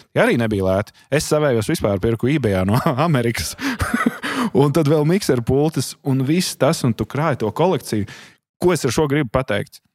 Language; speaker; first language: Latvian; native; Latvian